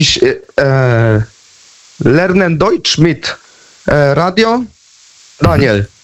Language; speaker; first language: German; non-native, learner; Polish